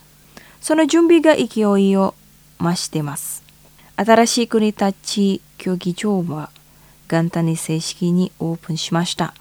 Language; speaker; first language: Japanese; non-native, fluent; Indonesian